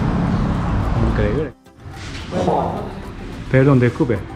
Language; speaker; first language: Spanish; non-native, learner; Japanese